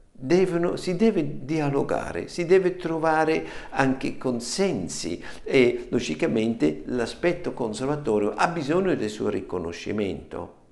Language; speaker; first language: Italian; non-native, fluent; German